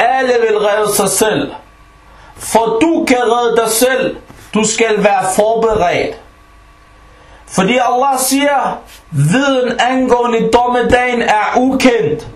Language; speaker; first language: Danish; early bilingual, other home language; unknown